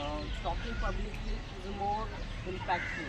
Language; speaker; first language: English; non-native, learner; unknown